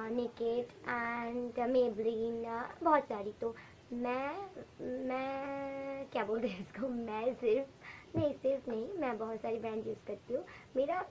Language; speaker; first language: Hindi; non-native, local second language; Bangla